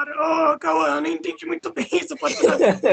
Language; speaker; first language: Portuguese; native; Portuguese